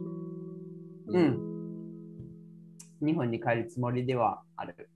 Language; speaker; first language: Japanese; early bilingual, other home language; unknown